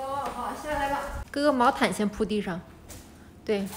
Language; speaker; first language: Chinese; native; Chinese